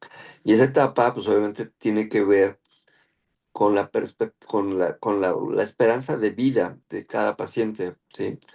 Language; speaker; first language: Spanish; native; Spanish